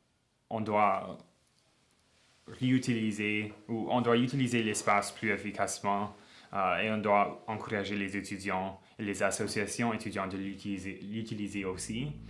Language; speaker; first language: French; non-native, local second language; English